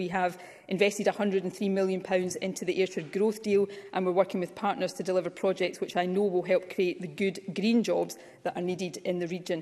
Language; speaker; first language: English; native; English